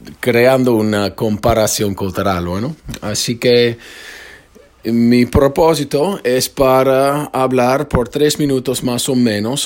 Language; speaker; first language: Spanish; non-native, fluent; English